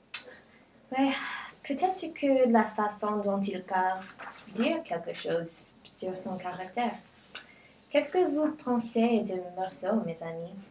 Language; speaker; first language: French; non-native, learner; English